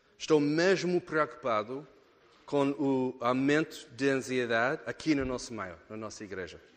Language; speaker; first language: Portuguese; non-native, fluent; English